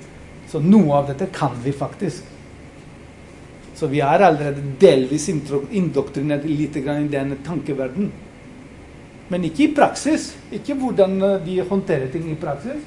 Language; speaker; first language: Norwegian; non-native, fluent; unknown